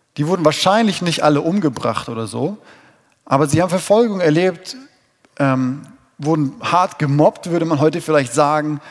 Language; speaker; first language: German; native; German